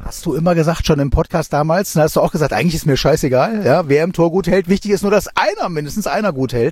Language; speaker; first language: German; native; German